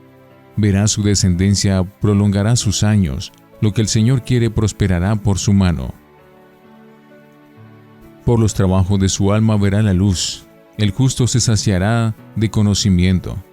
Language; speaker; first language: Spanish; native; Spanish